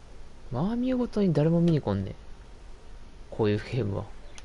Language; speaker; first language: Japanese; native; Japanese